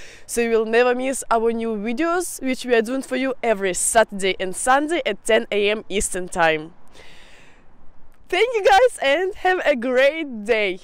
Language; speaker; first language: English; non-native, fluent; Russian